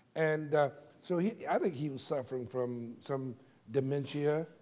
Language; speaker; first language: English; native; English